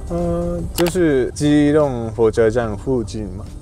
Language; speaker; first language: Chinese; non-native, learner; Japanese